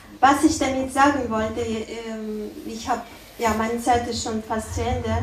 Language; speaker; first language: German; non-native, learner; Russian